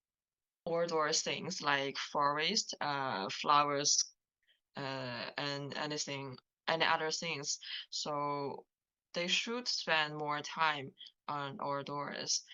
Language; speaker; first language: English; non-native, learner; Chinese